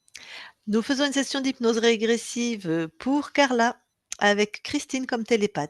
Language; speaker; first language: French; native; French